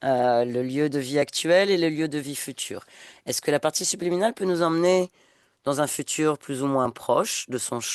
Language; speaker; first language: French; native; French